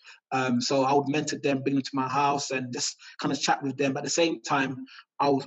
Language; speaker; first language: English; native; English